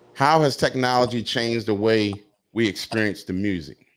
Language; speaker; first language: English; native; English